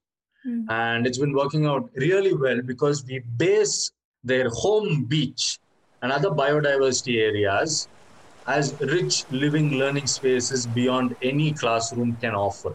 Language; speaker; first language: English; non-native, local second language; Tamil